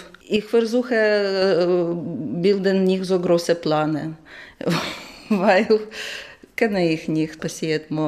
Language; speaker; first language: German; non-native, learner; Ukrainian